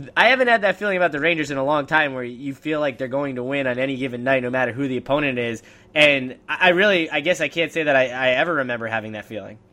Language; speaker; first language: English; native; English